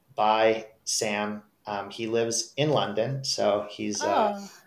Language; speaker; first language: English; native; English